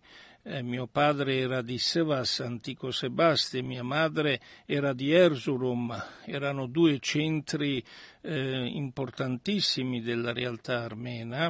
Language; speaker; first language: Italian; early bilingual, other home language; Armenian